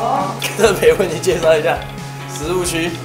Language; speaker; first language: Chinese; native; Chinese